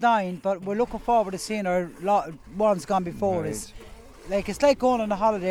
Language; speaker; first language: English; native; English